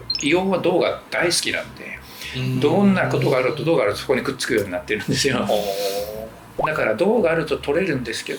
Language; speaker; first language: Japanese; native; Japanese